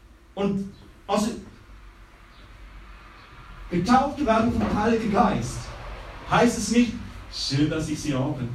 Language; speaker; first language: German; non-native, learner; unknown